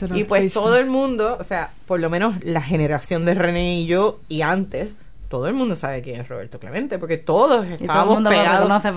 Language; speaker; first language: Spanish; native; Spanish